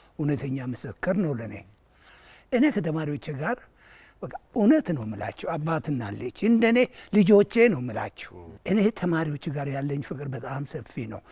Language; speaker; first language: Amharic; non-native, local second language; Wolaytta